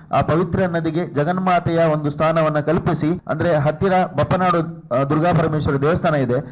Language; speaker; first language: Kannada; native; Kannada